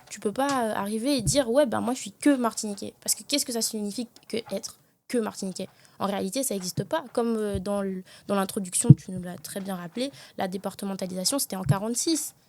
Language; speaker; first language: French; native; French